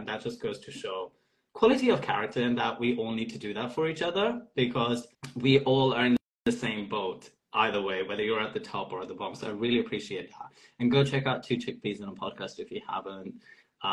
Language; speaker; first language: English; non-native, local second language; Urdu